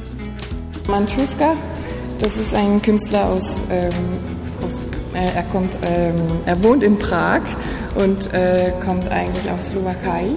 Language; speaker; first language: German; non-native, fluent; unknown